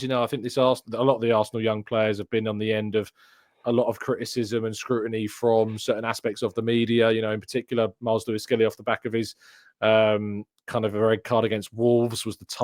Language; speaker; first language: English; native; English